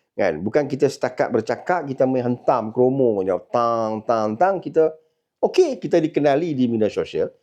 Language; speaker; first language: Malay; native; Malay